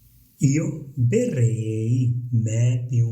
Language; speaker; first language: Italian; non-native, learner; Urdu